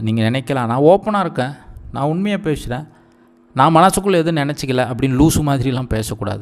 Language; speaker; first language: Tamil; native; Tamil